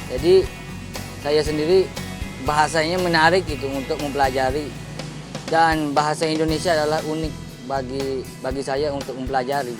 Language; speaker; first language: Indonesian; non-native, learner; Thai